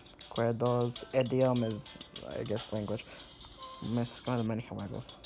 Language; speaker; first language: Spanish; non-native, learner; English